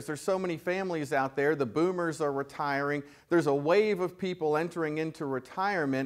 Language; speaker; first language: English; native; English